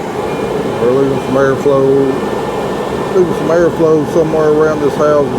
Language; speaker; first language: English; native; English